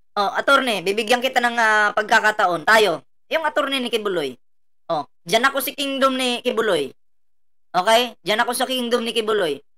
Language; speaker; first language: Filipino; non-native, local second language; Cebuano